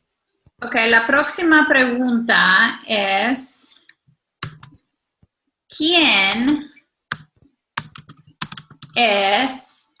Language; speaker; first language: Spanish; non-native, fluent; English